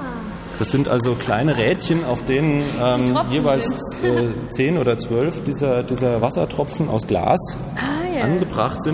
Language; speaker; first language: German; native; German